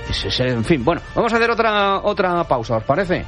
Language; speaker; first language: Spanish; native; Spanish